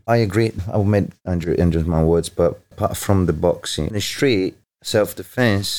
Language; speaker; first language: English; non-native, fluent; Portuguese